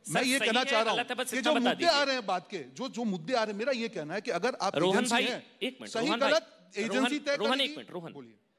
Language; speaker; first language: Hindi; non-native, local second language; Gujarati